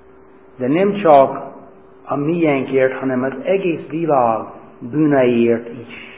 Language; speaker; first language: Hungarian; non-native, fluent; English